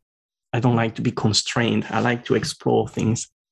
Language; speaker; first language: English; non-native, fluent; French